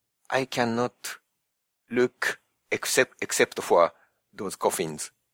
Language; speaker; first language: English; non-native, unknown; Japanese